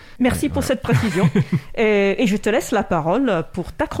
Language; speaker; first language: French; native; French